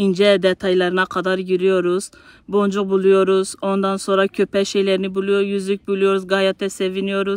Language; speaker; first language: Turkish; non-native, local second language; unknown